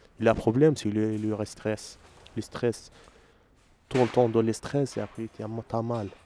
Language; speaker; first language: French; non-native, learner; Arabic